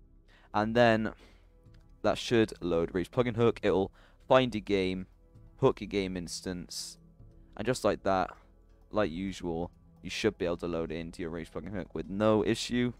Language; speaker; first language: English; native; English